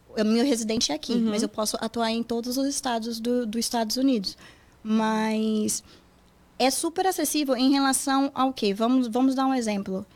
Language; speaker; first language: Portuguese; native; Portuguese